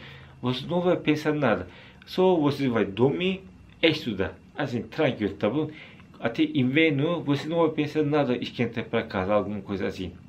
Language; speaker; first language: Portuguese; non-native, learner; Turkish